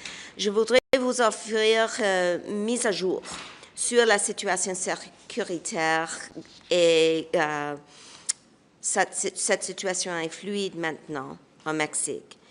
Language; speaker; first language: French; non-native, fluent; English